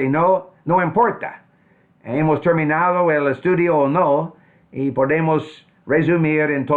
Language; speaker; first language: Spanish; non-native, fluent; English